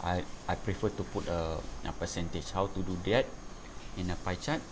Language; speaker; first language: English; non-native, local second language; Malay